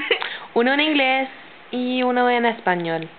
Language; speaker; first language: Spanish; non-native, learner; English